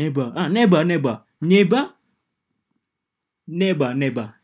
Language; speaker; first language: Russian; non-native, learner; Indonesian